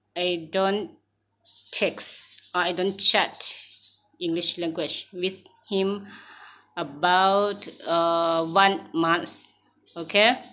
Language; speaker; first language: English; non-native, learner; Thai